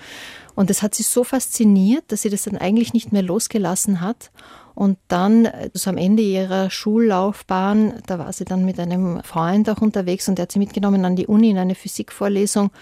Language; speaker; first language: German; native; German